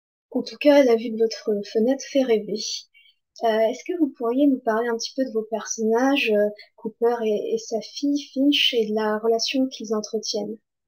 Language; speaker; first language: French; native; French